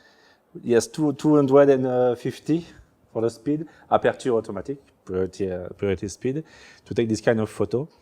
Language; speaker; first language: English; non-native, learner; French